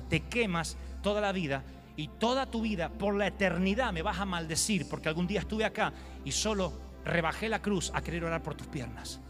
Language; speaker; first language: Spanish; native; Spanish